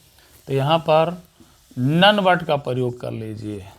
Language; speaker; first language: Hindi; native; Hindi